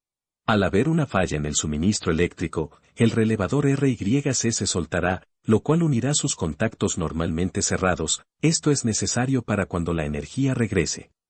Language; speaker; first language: Spanish; native; Spanish